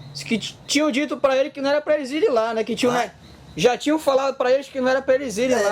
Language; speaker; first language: Portuguese; native; Portuguese